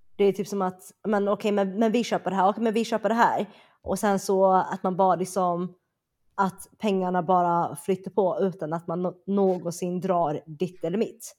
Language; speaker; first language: Swedish; early bilingual, other home language; Chinese